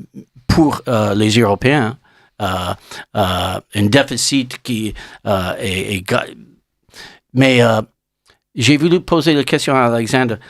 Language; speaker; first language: French; non-native, learner; English